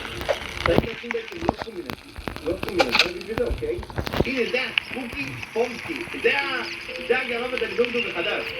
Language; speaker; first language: Hebrew; native; Hebrew